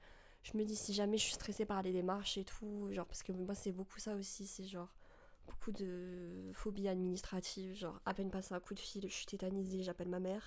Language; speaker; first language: French; native; French